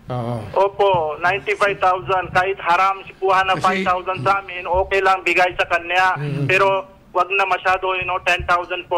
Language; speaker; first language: Filipino; non-native, learner; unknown